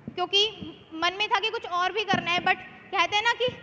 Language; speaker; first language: Hindi; native; Hindi